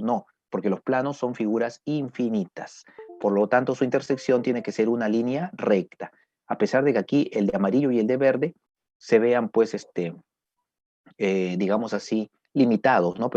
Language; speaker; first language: Spanish; native; Spanish